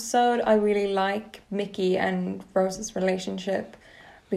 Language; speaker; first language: English; non-native, fluent; Swedish